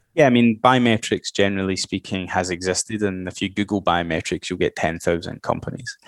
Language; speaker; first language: English; native; English